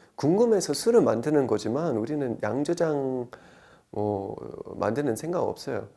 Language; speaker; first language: Korean; non-native, fluent; English